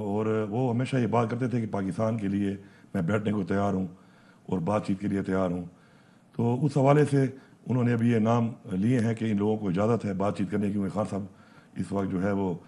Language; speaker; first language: Urdu; non-native, local second language; Pashto